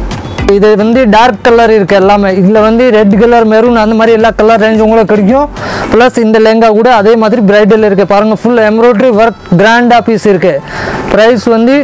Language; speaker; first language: Tamil; native; Tamil